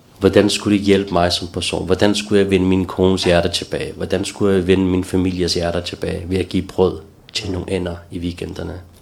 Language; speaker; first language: Danish; early bilingual, other home language; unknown